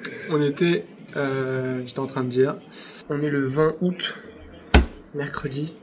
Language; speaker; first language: French; native; French